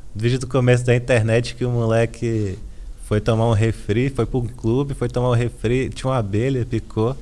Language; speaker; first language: Portuguese; native; Portuguese